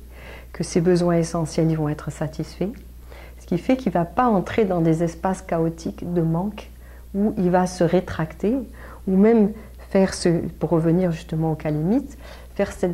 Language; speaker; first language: French; native; French